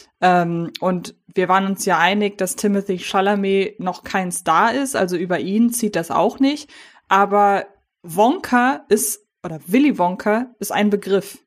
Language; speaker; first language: German; native; German